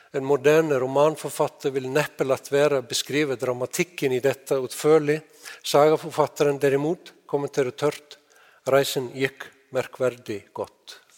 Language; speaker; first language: Norwegian; non-native, fluent; Icelandic